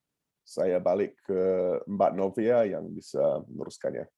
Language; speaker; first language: Indonesian; non-native, fluent; English